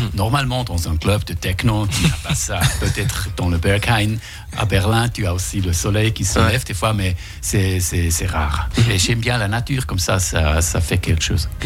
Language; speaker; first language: French; non-native, fluent; Swiss German